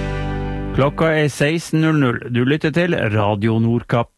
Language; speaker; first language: Norwegian; native; Norwegian